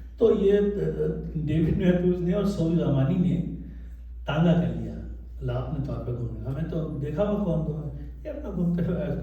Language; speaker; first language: Urdu; native; Urdu